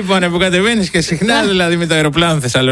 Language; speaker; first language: Greek; native; Greek